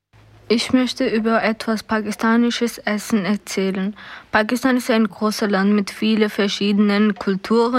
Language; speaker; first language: German; non-native, learner; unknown